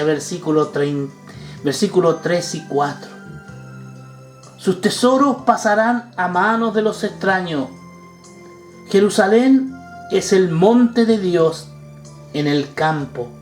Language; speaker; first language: Spanish; native; Spanish